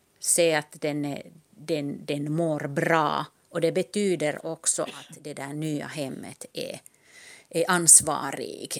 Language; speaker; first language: Swedish; non-native, local second language; Finnish